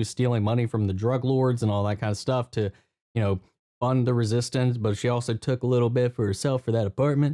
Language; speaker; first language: English; native; English